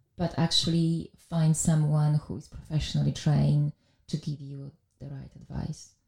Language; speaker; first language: English; non-native, fluent; Polish